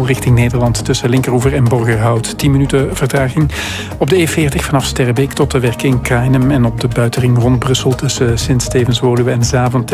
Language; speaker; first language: Dutch; native; Dutch